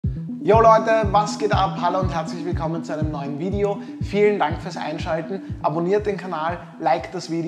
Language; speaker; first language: German; native; German